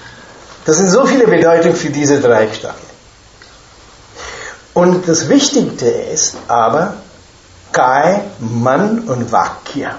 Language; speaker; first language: German; non-native, fluent; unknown